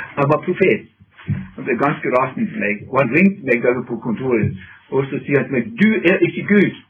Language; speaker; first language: Norwegian; non-native, fluent; English